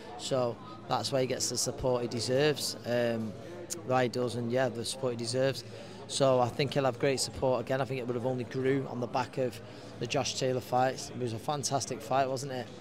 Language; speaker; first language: English; native; English